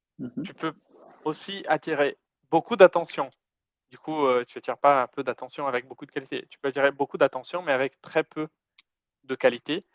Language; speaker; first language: French; non-native, fluent; Portuguese